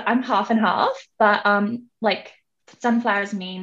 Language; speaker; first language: English; non-native, local second language; Cantonese